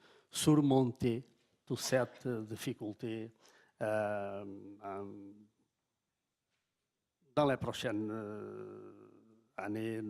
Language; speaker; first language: French; non-native, fluent; Portuguese